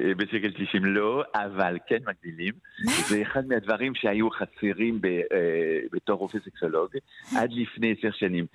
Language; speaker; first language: Hebrew; non-native, fluent; French